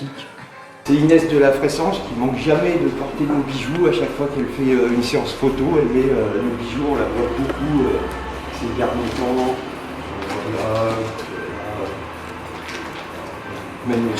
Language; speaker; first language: French; native; French